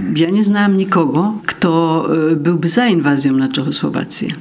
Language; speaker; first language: Polish; native; Polish